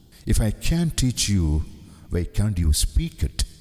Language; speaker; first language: English; non-native, local second language; Malayalam